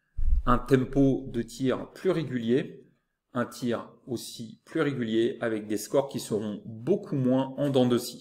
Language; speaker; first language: French; native; French